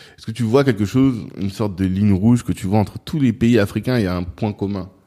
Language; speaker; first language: French; non-native, local second language; Sango